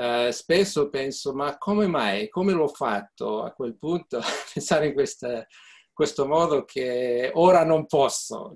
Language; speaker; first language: Italian; early bilingual, heritage; Italian